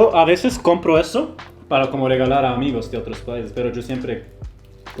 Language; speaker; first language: Spanish; non-native, fluent; German